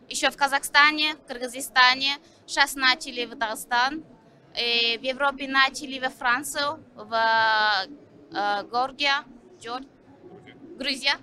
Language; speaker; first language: Russian; non-native, learner; Turkish